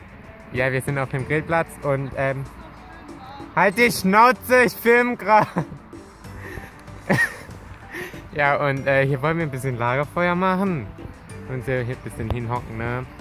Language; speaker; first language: German; native; German